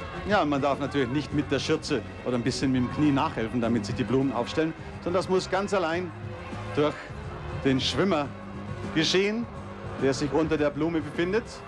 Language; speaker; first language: German; native; German